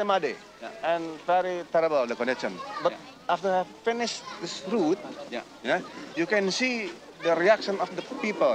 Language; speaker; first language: English; non-native, learner; Indonesian